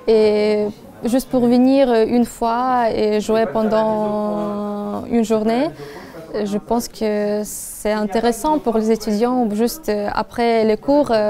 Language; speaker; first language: French; non-native, fluent; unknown